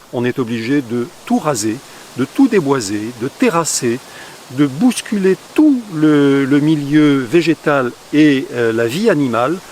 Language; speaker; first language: French; native; French